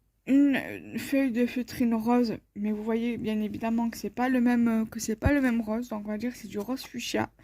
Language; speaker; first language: French; native; French